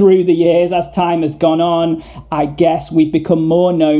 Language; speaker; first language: English; native; English